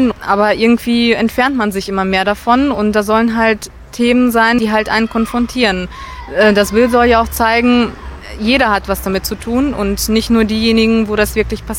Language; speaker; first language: German; native; German